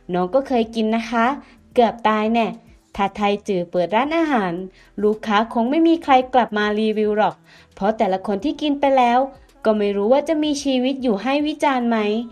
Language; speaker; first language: Thai; native; Thai